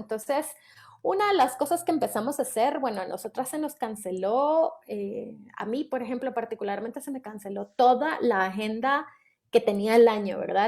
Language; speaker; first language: Spanish; native; Spanish